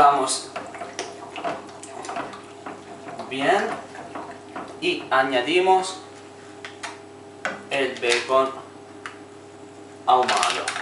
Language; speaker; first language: Spanish; non-native, fluent; Italian